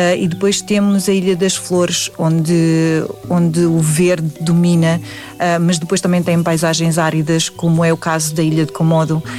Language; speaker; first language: Portuguese; early bilingual, other home language; English